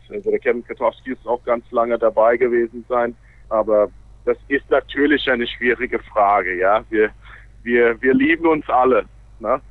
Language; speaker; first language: German; non-native, fluent; English